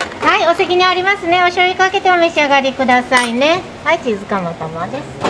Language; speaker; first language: Japanese; native; Japanese